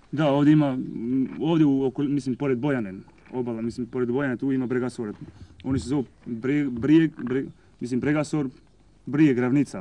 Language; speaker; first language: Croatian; non-native, local second language; Albanian